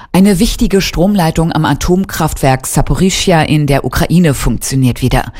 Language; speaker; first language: German; native; German